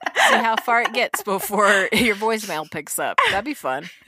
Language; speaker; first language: English; native; English